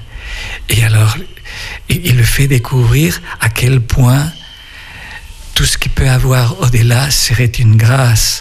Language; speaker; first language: French; non-native, fluent; Spanish